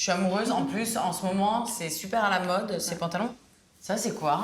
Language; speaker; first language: French; native; French